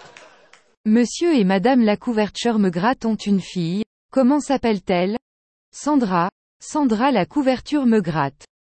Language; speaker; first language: French; native; French